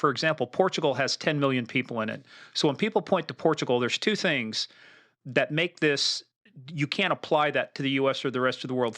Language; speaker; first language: English; native; English